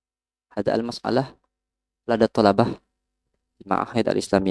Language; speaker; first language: Arabic; non-native, learner; Indonesian